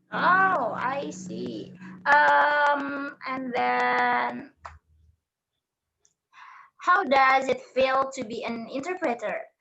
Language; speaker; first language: English; non-native, learner; Indonesian